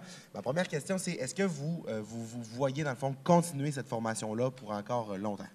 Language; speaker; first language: French; native; French